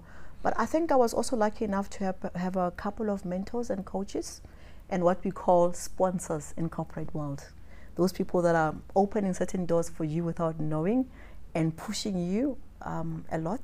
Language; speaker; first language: English; non-native, local second language; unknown